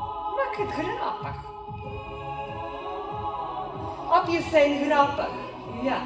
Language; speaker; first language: Dutch; non-native, learner; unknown